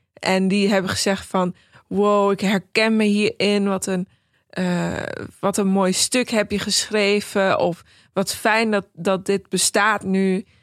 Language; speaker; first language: Dutch; early bilingual, other home language; Persian